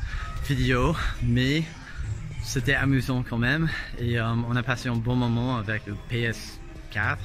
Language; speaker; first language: French; non-native, fluent; English